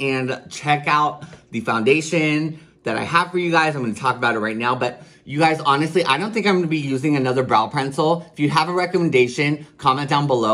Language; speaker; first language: English; early bilingual, other home language; Spanish